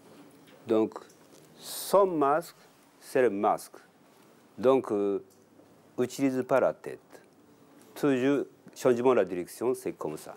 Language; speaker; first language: French; non-native, learner; Japanese